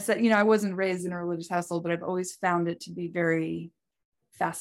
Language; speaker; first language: English; native; English